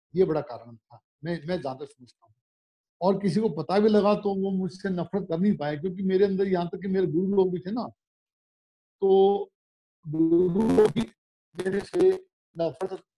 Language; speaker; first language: Hindi; native; Hindi